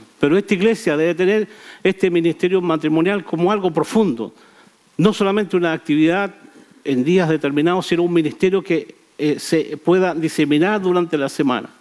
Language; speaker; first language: Spanish; native; Spanish